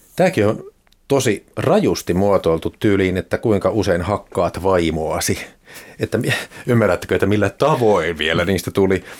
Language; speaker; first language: Finnish; native; Finnish